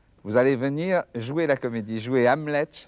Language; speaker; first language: French; native; French